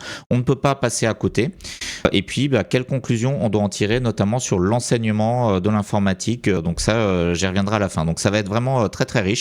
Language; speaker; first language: French; native; French